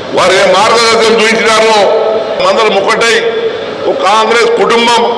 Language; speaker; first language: Telugu; native; Telugu